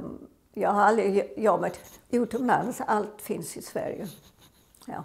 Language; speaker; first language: Swedish; non-native, fluent; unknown